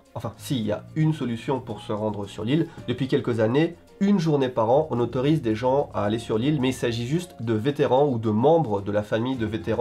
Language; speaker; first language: French; native; French